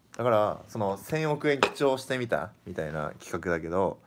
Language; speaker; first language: Japanese; native; Japanese